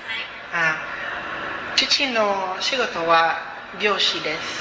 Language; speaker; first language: Japanese; non-native, learner; Cebuano